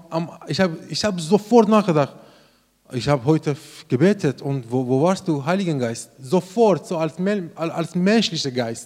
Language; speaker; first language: German; non-native, learner; Persian